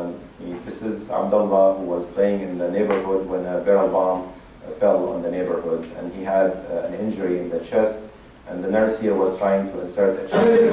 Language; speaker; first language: English; non-native, fluent; Arabic